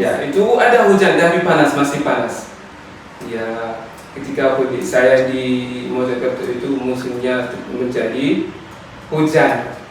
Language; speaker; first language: Indonesian; non-native, learner; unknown